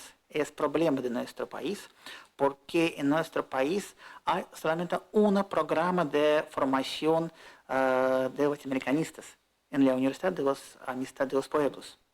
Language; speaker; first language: Spanish; non-native, fluent; Russian